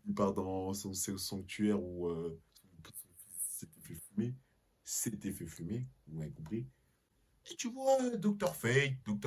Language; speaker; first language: French; native; French